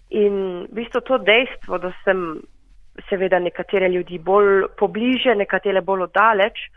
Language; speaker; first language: Slovenian; native; Slovenian